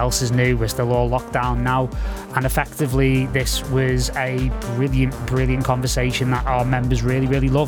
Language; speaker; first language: English; native; English